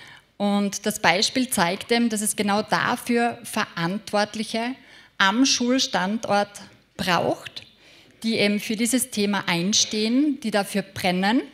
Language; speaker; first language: German; native; German